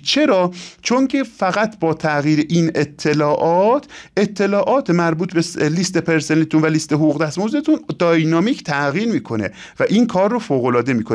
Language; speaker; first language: Persian; native; Persian